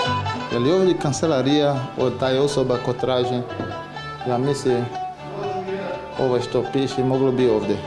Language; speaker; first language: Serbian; non-native, learner; Portuguese